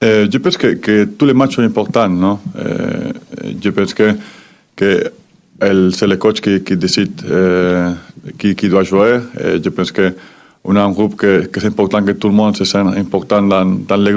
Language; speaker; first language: French; non-native, fluent; Spanish